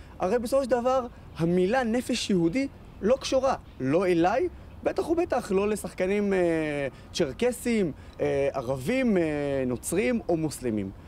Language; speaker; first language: Hebrew; non-native, local second language; Arabic